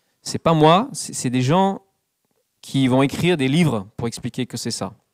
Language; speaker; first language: French; non-native, fluent; English